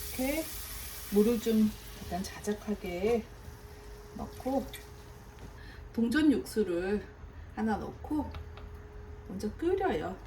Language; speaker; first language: Korean; native; Korean